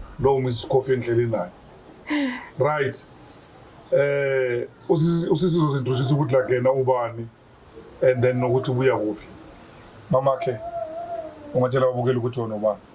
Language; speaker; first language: Zulu; native; Zulu